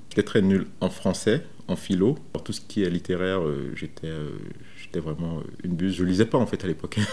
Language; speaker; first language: French; non-native, local second language; Fon